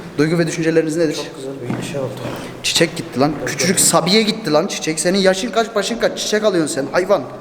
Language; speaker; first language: Turkish; native; Turkish